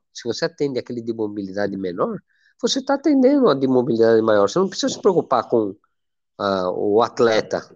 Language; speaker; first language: Portuguese; non-native, fluent; Spanish